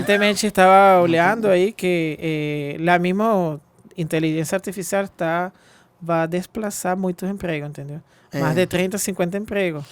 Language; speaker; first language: Portuguese; non-native, fluent; Spanish